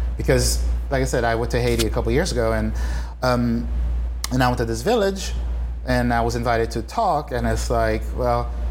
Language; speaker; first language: English; non-native, fluent; Haitian Creole